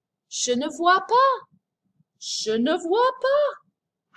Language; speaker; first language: French; non-native, fluent; English